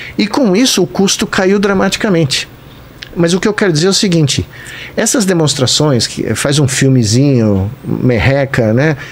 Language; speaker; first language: Portuguese; native; Portuguese